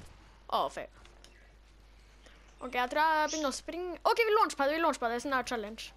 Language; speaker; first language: Norwegian; native; Norwegian